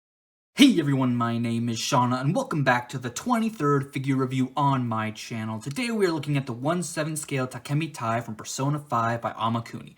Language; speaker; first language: English; native; English